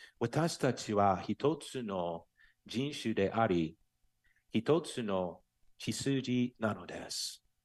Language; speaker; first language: Japanese; non-native, fluent; English